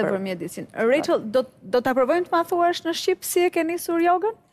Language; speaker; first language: Albanian; native; Albanian